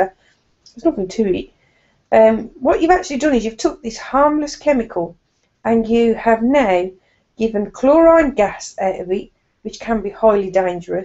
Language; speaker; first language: English; native; English